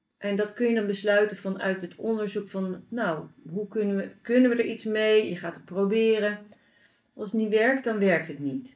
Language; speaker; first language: Dutch; native; Dutch